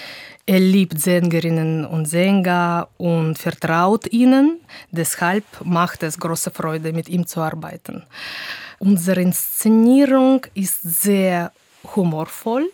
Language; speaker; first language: German; non-native, fluent; Russian